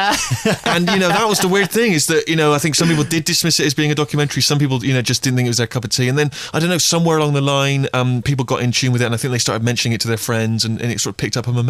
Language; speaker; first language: English; native; English